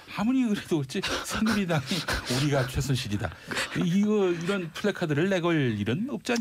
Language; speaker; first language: Korean; native; Korean